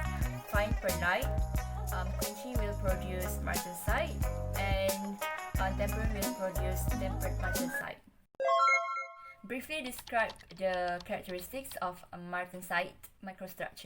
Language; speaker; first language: English; non-native, local second language; Malay